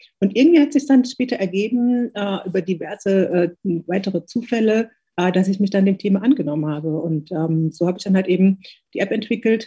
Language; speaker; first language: German; early bilingual, other home language; Tigrinya